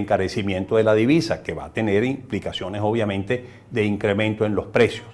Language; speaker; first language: Spanish; native; Spanish